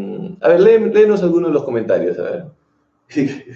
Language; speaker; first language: Spanish; native; Spanish